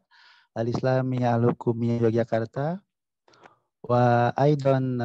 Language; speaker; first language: Arabic; non-native, fluent; Indonesian